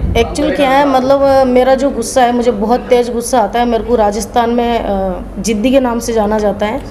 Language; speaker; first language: Hindi; native; Hindi